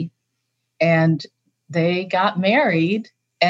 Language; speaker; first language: English; native; English